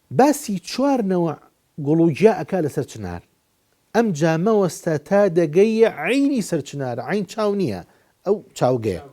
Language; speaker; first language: Central Kurdish; native; Central Kurdish